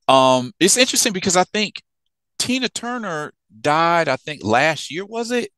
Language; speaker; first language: English; native; English